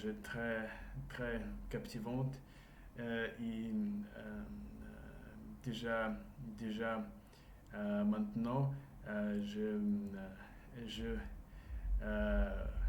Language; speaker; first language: French; non-native, learner; Russian